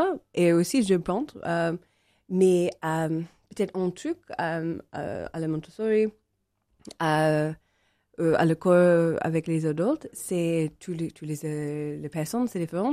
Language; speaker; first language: French; non-native, learner; English